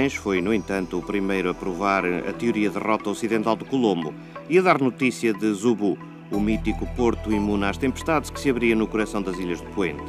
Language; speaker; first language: Portuguese; native; Portuguese